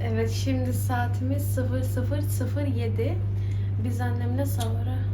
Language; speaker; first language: Turkish; early bilingual, heritage; Turkish